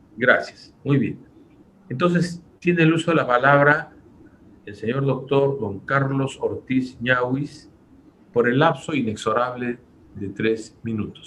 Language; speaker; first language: Spanish; native; Spanish